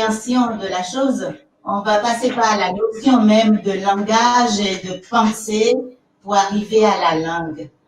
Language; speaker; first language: French; non-native, local second language; Fon